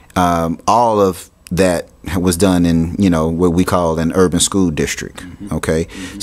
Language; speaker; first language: English; native; English